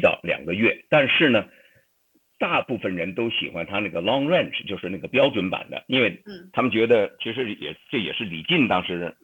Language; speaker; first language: Chinese; native; Chinese